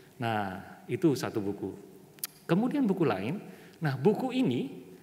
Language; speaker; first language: Indonesian; native; Indonesian